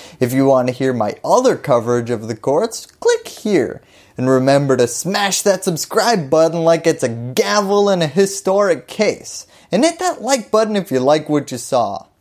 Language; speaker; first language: English; native; English